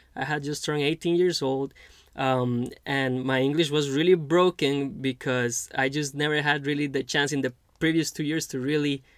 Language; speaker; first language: English; non-native, fluent; Spanish